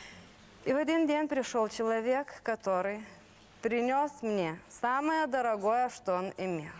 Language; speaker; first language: Russian; non-native, local second language; Lithuanian